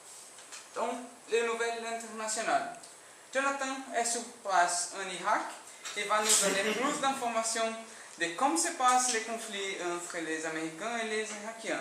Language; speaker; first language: French; non-native, learner; Portuguese